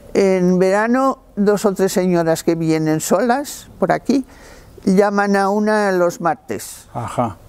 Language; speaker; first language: Spanish; native; Spanish